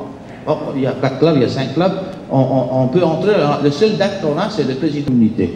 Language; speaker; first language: French; non-native, fluent; Spanish